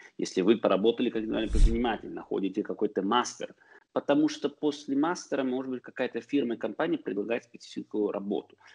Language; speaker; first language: Russian; early bilingual, heritage; Russian